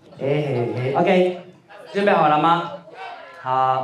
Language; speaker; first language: Chinese; non-native, fluent; Japanese